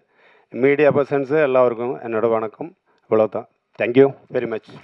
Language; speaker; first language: Tamil; non-native, learner; Malayalam